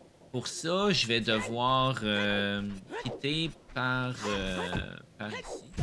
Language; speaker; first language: French; native; French